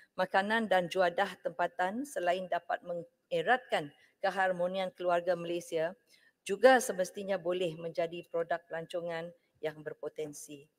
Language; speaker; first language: Malay; native; Malay